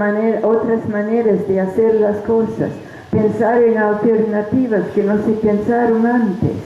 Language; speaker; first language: Spanish; non-native, fluent; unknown